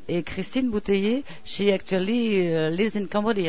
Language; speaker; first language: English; non-native, learner; French